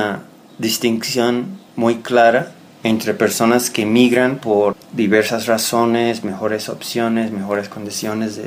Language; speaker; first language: Spanish; non-native, fluent; English